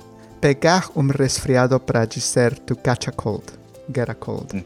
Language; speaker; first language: Portuguese; non-native, learner; Spanish